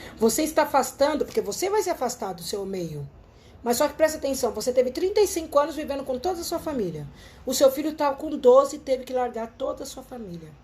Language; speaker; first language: Portuguese; native; Portuguese